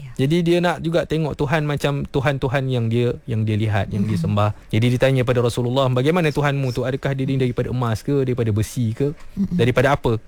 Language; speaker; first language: Malay; native; Malay